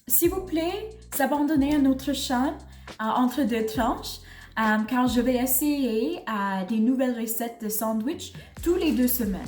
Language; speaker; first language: French; non-native, learner; English